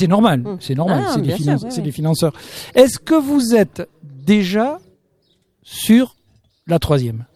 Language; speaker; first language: French; native; French